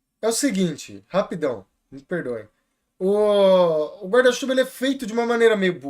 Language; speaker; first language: Portuguese; native; Portuguese